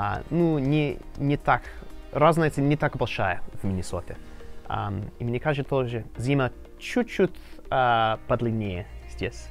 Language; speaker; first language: Russian; non-native, learner; English